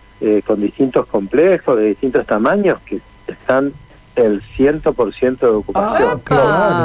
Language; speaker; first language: Spanish; native; Spanish